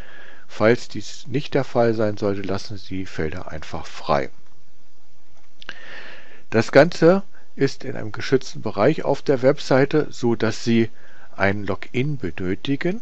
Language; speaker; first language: German; native; German